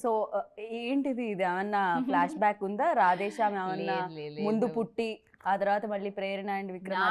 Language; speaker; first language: Telugu; native; Telugu